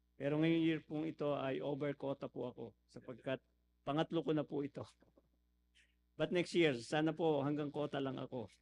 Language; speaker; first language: Filipino; native; Filipino